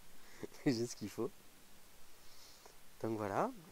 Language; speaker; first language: French; native; French